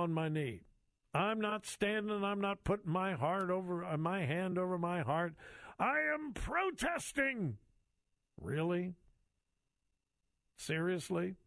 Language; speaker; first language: English; native; English